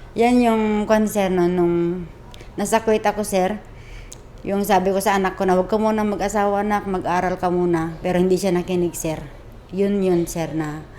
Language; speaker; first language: Filipino; non-native, local second language; Iloko